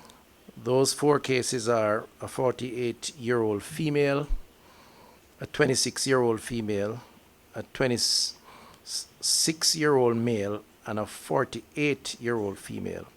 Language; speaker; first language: English; native; English